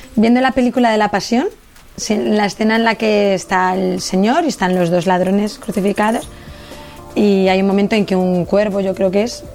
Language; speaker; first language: Spanish; native; Spanish